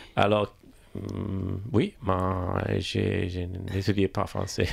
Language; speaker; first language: French; non-native, learner; Italian